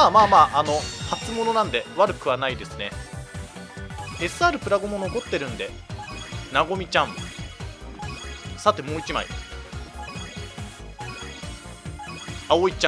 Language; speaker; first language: Japanese; native; Japanese